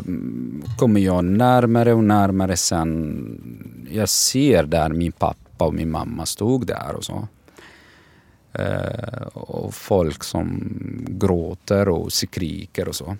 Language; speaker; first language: Swedish; non-native, learner; Arabic